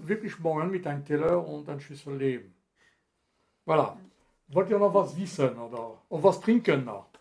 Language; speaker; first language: German; non-native, fluent; French